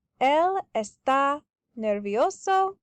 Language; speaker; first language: Spanish; non-native, fluent; English